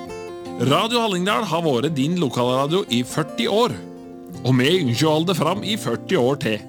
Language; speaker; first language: Norwegian; native; Norwegian